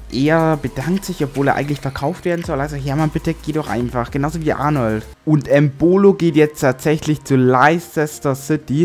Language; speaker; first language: German; native; German